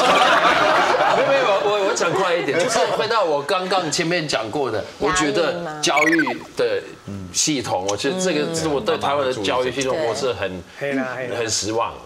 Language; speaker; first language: Chinese; non-native, fluent; German